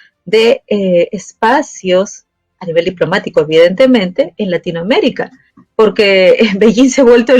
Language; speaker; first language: Spanish; native; Spanish